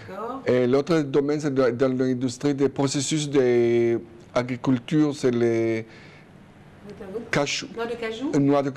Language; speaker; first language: French; non-native, fluent; Hebrew